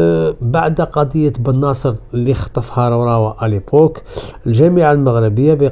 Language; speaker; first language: Arabic; native; Arabic